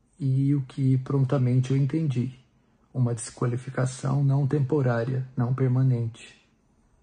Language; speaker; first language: Portuguese; native; Portuguese